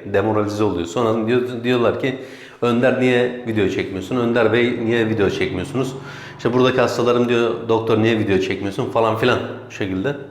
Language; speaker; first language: Turkish; native; Turkish